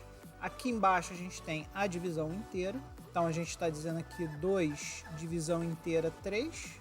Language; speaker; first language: Portuguese; native; Portuguese